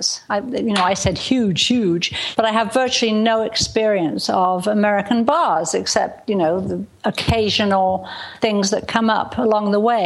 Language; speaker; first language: English; native; English